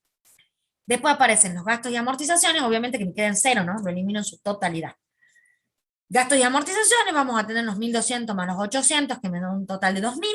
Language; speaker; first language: Spanish; native; Spanish